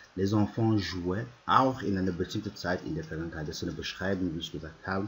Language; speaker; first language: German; non-native, fluent; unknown